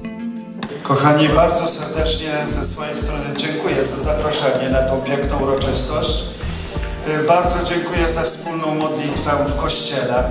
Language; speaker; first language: Polish; native; Polish